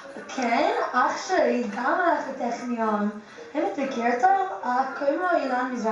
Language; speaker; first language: Hebrew; non-native, learner; English